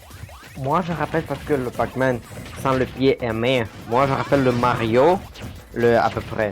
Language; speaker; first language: French; non-native, learner; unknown